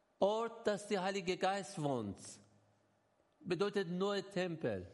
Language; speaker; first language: German; non-native, learner; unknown